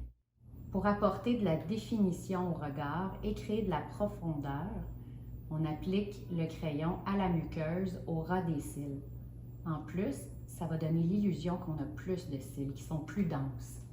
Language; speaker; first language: French; native; French